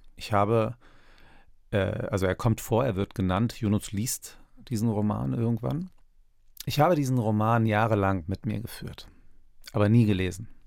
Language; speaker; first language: German; early bilingual, other home language; Turkish